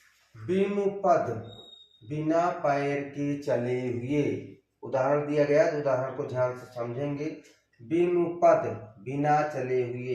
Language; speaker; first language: Hindi; native; Hindi